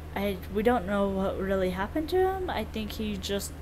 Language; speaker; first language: English; native; English